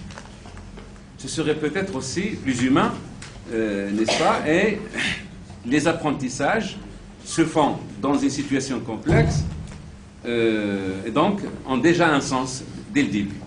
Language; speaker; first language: French; non-native, local second language; Arabic